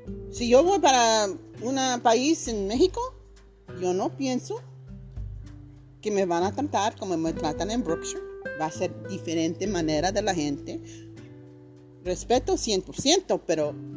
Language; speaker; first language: Spanish; early bilingual, heritage; Spanish